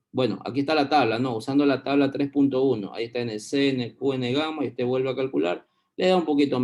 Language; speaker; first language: Spanish; native; Spanish